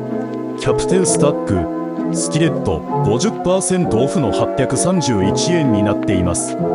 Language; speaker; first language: Japanese; native; Japanese